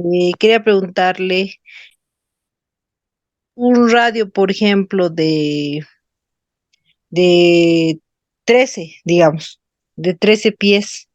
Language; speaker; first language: Spanish; native; Spanish